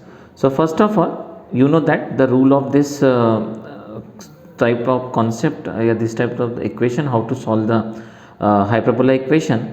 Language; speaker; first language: English; non-native, local second language; Hindi